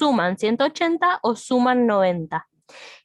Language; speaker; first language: Spanish; native; Spanish